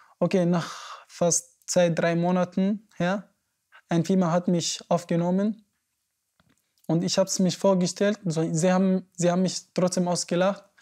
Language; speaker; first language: German; non-native, learner; Arabic